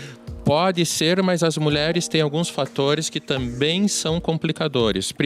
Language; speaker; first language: Portuguese; native; Portuguese